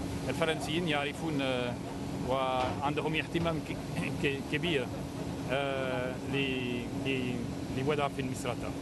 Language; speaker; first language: Arabic; non-native, fluent; French